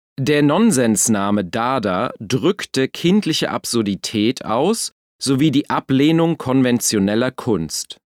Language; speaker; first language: German; native; German